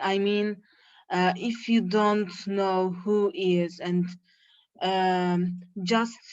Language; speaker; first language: English; non-native, learner; Turkish